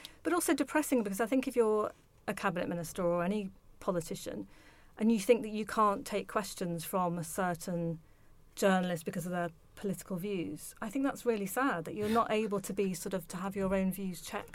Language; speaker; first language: English; native; English